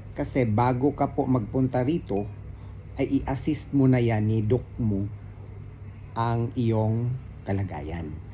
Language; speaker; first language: Filipino; native; Filipino